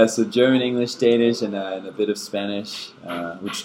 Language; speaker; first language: English; early bilingual, other home language; German